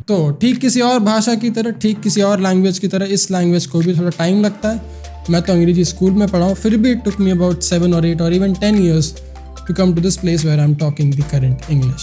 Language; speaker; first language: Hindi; non-native, local second language; Bangla